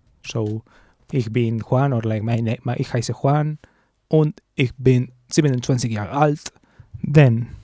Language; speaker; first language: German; non-native, learner; Spanish